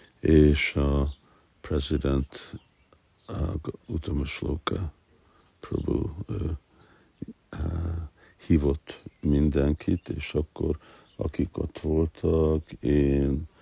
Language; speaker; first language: Hungarian; early bilingual, heritage; Hungarian